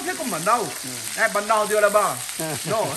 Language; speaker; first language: French; native; French